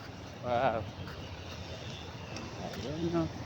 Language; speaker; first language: English; non-native, learner; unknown